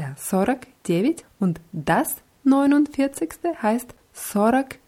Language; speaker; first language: German; non-native, fluent; Russian